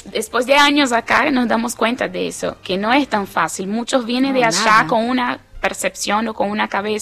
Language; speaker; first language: Spanish; non-native, fluent; Portuguese